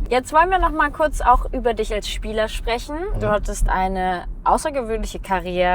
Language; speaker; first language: German; native; German